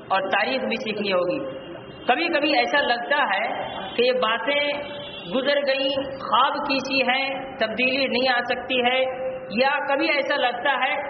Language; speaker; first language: Urdu; native; Urdu